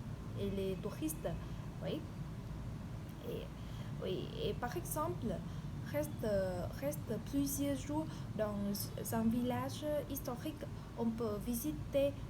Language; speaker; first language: French; non-native, learner; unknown